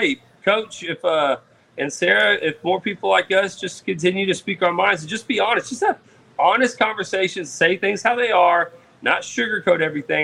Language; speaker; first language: English; native; English